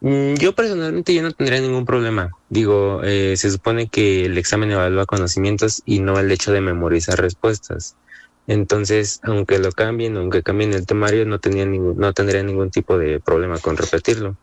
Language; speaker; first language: Spanish; native; Spanish